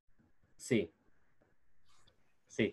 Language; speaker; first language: Spanish; non-native, learner; English